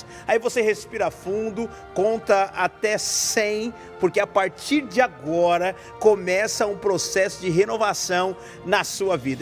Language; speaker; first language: Portuguese; native; Portuguese